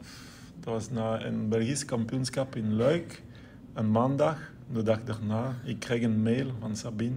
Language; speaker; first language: Dutch; non-native, local second language; French